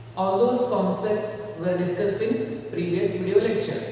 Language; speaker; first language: English; non-native, local second language; Kannada